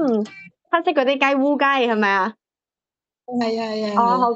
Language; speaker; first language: Cantonese; native; Cantonese